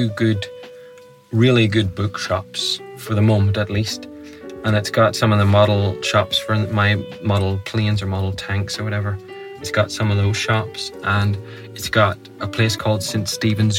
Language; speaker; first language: English; native; English